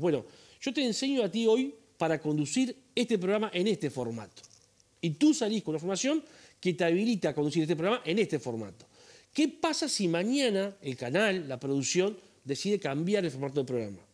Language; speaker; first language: Spanish; native; Spanish